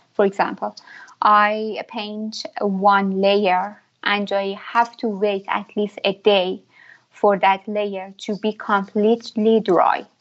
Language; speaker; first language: English; non-native, fluent; Persian